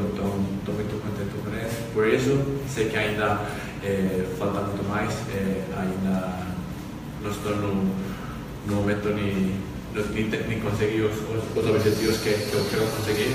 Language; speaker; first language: Portuguese; non-native, fluent; Spanish